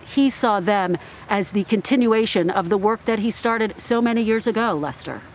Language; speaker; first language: English; native; English